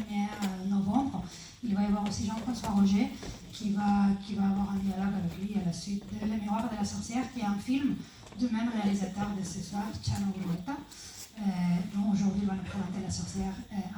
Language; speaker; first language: French; native; French